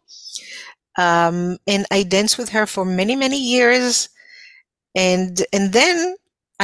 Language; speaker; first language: English; non-native, fluent; Hebrew